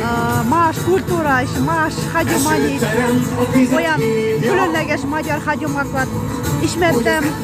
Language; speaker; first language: Hungarian; non-native, learner; Kazakh